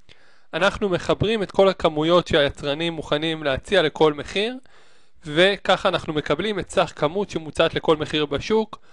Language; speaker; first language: Hebrew; native; Hebrew